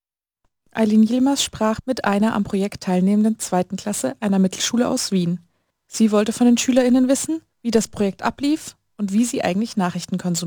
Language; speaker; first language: German; native; German